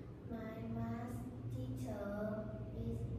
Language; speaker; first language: English; non-native, learner; Vietnamese